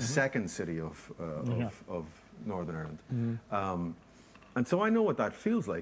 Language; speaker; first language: English; native; English